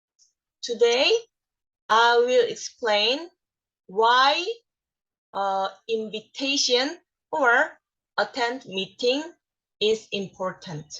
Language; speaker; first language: English; non-native, learner; Korean